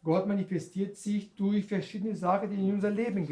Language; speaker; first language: German; non-native, learner; Portuguese